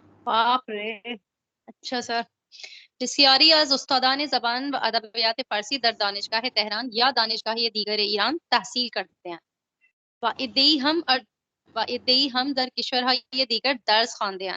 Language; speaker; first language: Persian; non-native, learner; Urdu